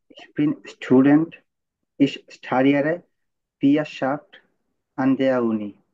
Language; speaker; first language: German; non-native, learner; Bangla